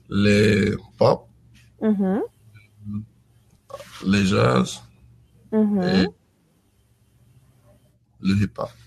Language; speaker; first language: French; non-native, learner; English